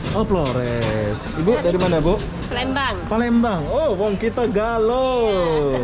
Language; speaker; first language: Malay; native; Malay